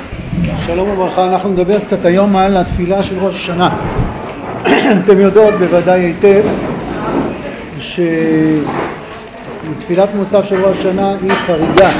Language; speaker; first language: Hebrew; native; Hebrew